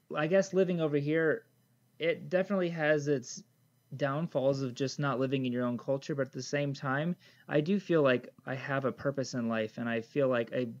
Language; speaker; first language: English; native; English